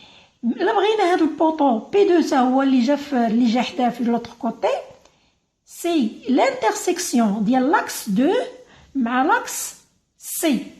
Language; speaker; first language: Arabic; native; Arabic